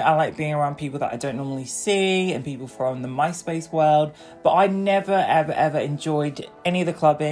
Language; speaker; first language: English; native; English